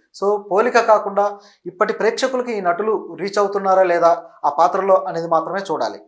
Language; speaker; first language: Telugu; native; Telugu